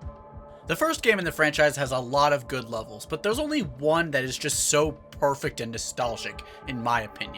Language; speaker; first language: English; native; English